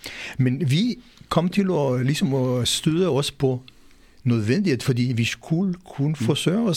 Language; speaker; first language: Danish; non-native, fluent; Hebrew